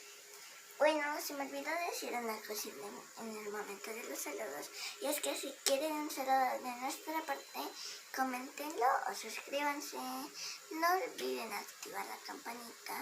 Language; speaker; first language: Spanish; native; Spanish